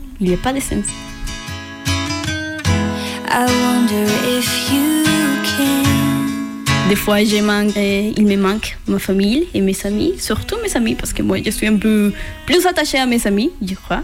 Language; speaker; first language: French; non-native, learner; Spanish